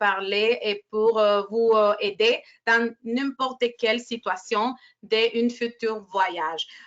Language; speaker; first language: French; non-native, fluent; Spanish